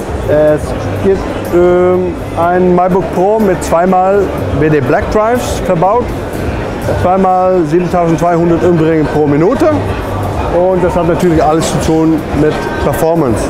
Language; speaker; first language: German; non-native, fluent; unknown